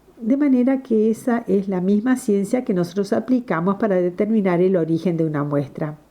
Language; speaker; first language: Spanish; non-native, fluent; English